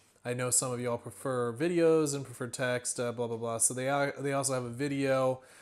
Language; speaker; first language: English; native; English